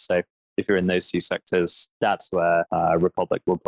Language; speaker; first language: English; native; English